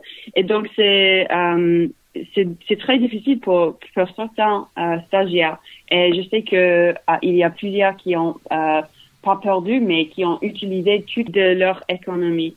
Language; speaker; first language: French; non-native, learner; English